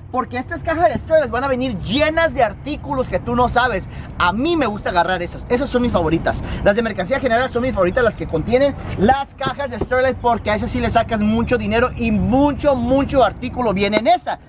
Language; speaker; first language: Spanish; early bilingual, heritage; Spanish